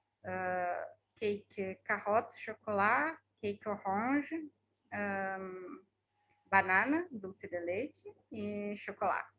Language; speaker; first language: French; non-native, fluent; Portuguese